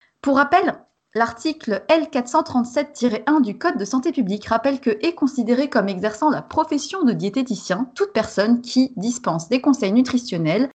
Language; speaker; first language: French; native; French